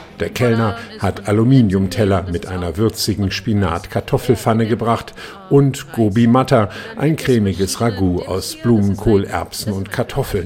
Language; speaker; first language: German; native; German